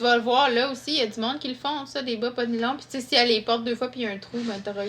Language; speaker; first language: French; native; French